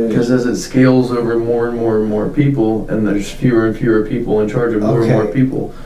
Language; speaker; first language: English; native; English